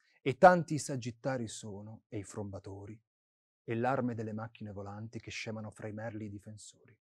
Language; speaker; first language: Italian; native; Italian